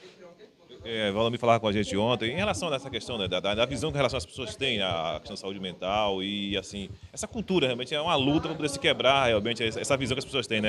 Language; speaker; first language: Portuguese; native; Portuguese